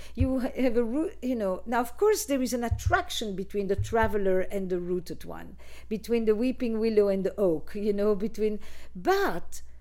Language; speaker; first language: English; non-native, fluent; Dutch